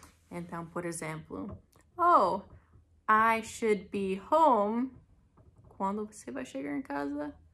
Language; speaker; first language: Portuguese; non-native, fluent; English